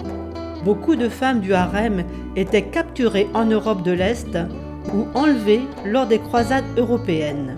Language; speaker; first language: French; native; French